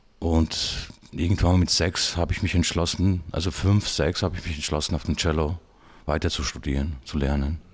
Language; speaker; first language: German; early bilingual, other home language; Georgian